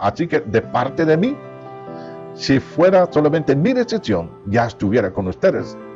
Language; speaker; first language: Spanish; non-native, fluent; English